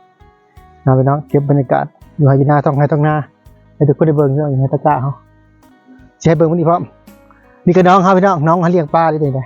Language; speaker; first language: Thai; non-native, local second language; Lao